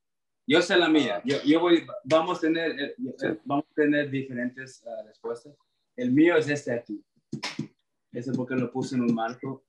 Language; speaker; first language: Spanish; early bilingual, heritage; Spanish